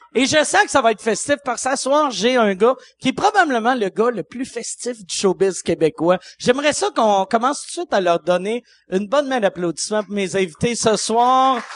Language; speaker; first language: French; native; French